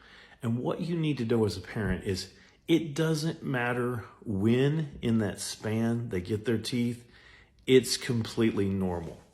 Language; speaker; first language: English; native; English